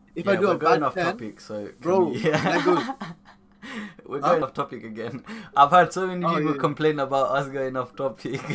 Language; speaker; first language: English; early bilingual, other home language; Nepali